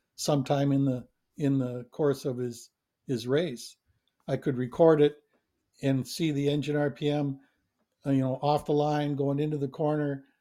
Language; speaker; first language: English; native; English